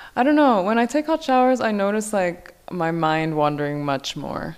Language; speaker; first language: English; non-native, local second language; Korean